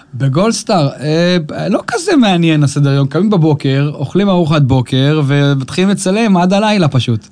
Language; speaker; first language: Hebrew; native; Hebrew